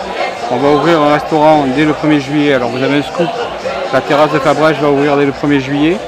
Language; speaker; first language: French; native; French